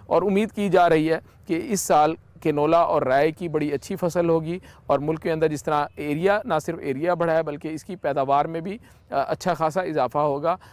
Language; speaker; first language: Urdu; native; Urdu